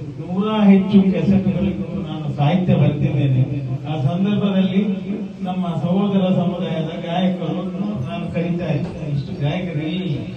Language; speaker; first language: Kannada; non-native, local second language; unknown